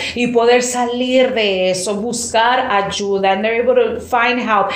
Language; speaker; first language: English; early bilingual, other home language; Spanish